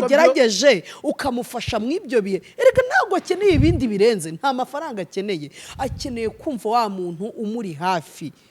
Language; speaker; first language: Kinyarwanda; native; Kinyarwanda